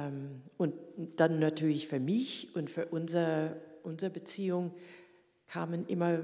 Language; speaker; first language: German; early bilingual, heritage; German